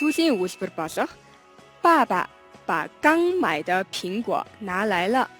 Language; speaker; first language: Chinese; non-native, learner; Mongolian